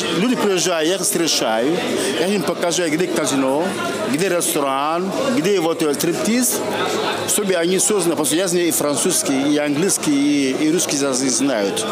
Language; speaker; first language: Russian; non-native, local second language; French